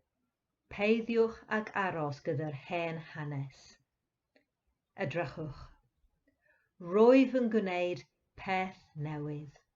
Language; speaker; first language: Welsh; non-native, fluent; English